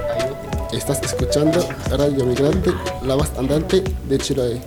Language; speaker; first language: Spanish; non-native, learner; Haitian Creole